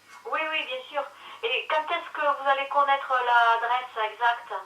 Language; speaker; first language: French; native; French